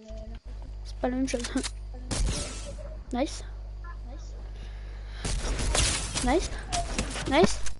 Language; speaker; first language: French; native; French